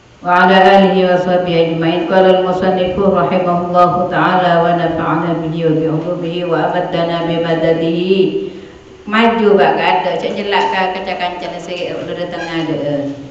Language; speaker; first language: Indonesian; non-native, local second language; Madurese